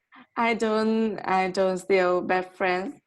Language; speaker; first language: English; non-native, learner; Vietnamese